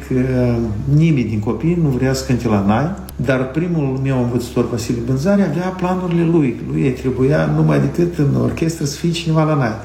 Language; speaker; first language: Romanian; native; Romanian